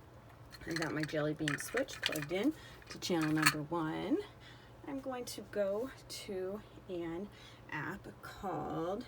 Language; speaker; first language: English; native; English